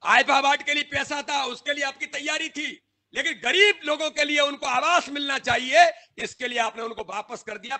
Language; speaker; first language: Hindi; native; Hindi